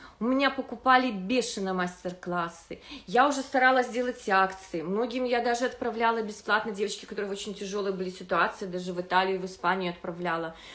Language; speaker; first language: Russian; native; Russian